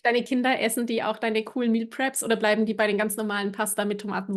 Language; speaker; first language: German; native; German